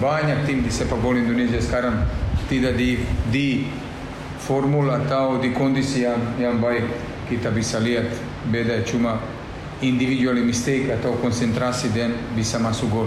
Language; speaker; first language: Indonesian; non-native, learner; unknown